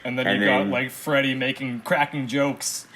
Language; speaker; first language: English; native; English